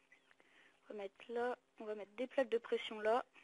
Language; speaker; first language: French; native; French